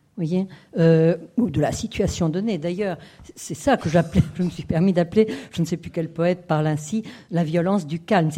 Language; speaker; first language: French; native; French